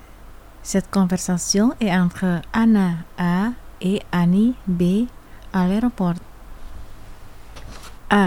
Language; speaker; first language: French; non-native, fluent; Indonesian